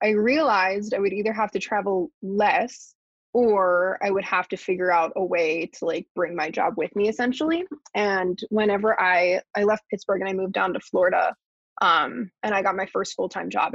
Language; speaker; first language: English; native; English